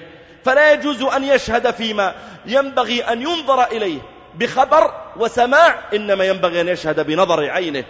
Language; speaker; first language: Arabic; native; Arabic